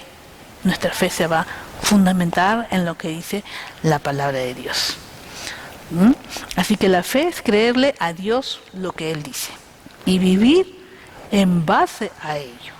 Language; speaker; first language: Spanish; native; Spanish